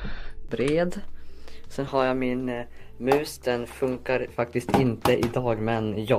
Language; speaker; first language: Swedish; native; Swedish